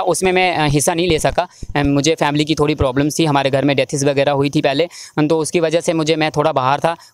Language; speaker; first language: Hindi; native; Hindi